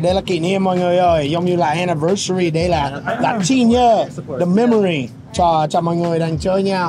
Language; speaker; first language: Vietnamese; non-native, fluent; English